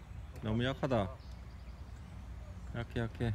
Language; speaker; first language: Korean; native; Korean